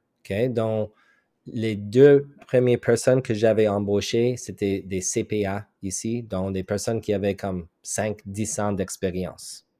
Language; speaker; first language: French; non-native, local second language; English